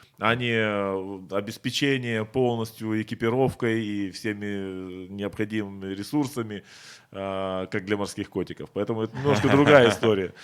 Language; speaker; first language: Russian; native; Russian